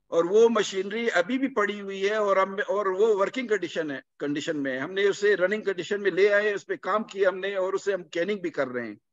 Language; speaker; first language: Urdu; non-native, local second language; Punjabi